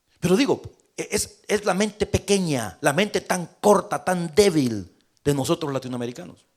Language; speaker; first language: Spanish; native; Spanish